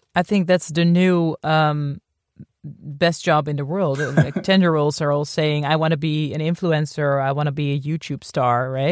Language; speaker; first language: English; non-native, fluent; Dutch